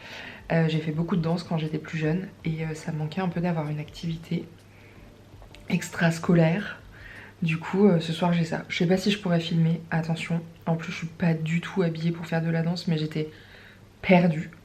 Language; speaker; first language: French; native; French